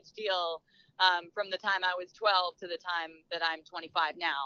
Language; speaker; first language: English; native; English